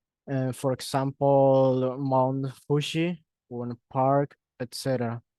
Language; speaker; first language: English; non-native, learner; Spanish